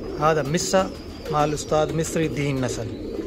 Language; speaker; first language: Arabic; non-native, learner; Urdu